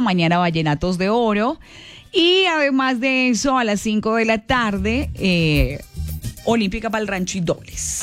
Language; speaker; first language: Spanish; native; Spanish